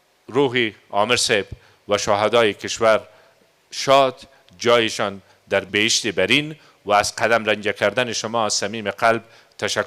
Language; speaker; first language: Persian; native; Persian